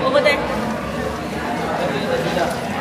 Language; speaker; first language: English; non-native, local second language; Chinese